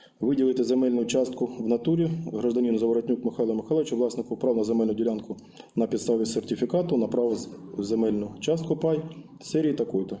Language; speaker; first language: Ukrainian; native; Ukrainian